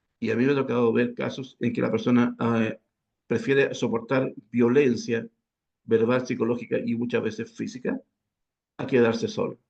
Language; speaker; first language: Spanish; native; Spanish